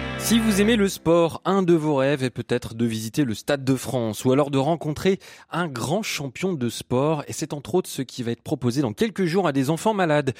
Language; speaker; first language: French; native; French